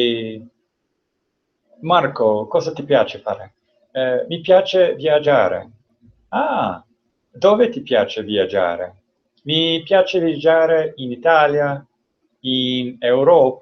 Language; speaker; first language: Italian; non-native, learner; English